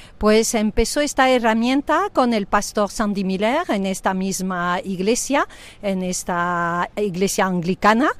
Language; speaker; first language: Spanish; non-native, fluent; French